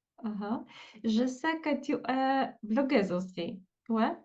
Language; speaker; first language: French; non-native, fluent; Polish